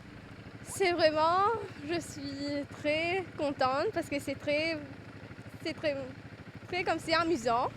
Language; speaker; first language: French; non-native, local second language; Morisyen